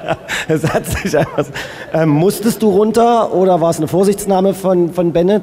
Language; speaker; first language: German; native; German